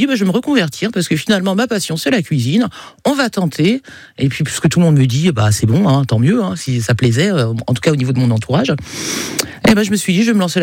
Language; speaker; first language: French; native; French